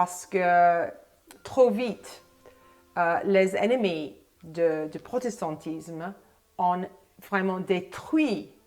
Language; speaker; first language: French; non-native, fluent; English